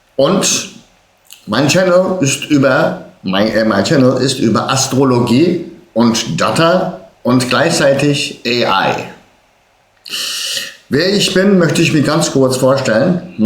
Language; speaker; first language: German; early bilingual, other home language; Turkish